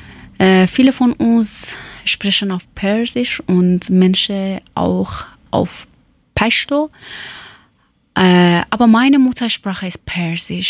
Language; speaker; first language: German; non-native, learner; Persian